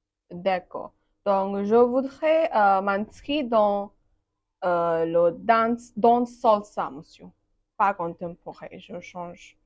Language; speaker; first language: French; non-native, learner; Bangla